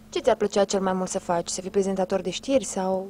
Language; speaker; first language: Romanian; native; Romanian